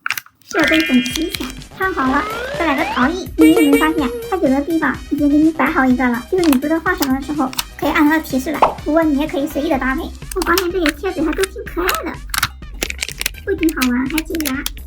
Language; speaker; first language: Chinese; native; Chinese